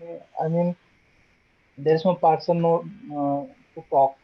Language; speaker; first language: English; non-native, learner; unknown